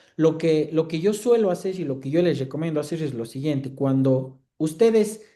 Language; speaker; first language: Spanish; native; Spanish